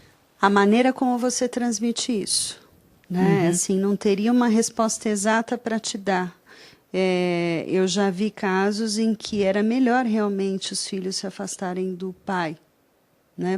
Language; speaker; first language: Portuguese; native; Portuguese